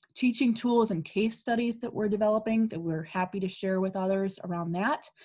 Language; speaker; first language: English; native; English